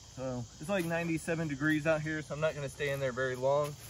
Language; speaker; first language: English; native; English